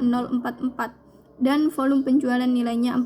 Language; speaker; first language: Indonesian; native; Indonesian